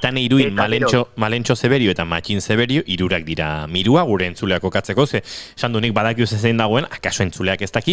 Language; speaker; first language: Basque; native; Basque